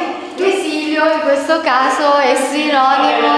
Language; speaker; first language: Italian; native; Italian